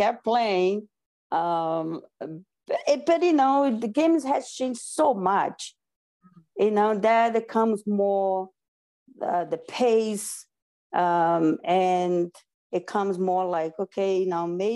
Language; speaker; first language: English; non-native, fluent; Portuguese